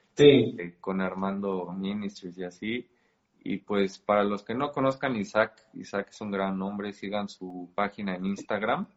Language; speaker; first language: Spanish; native; Spanish